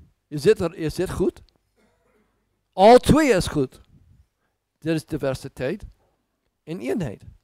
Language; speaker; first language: Dutch; non-native, learner; English